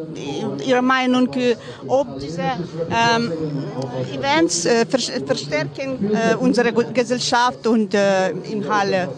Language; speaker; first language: German; non-native, learner; Ukrainian